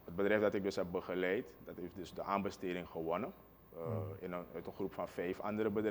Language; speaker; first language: Dutch; native; Dutch